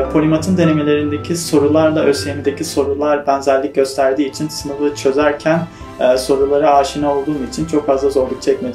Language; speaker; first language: Turkish; native; Turkish